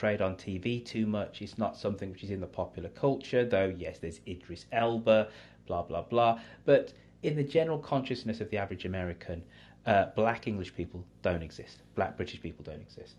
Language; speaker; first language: English; native; English